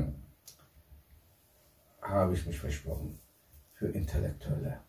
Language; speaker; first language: German; non-native, fluent; Turkish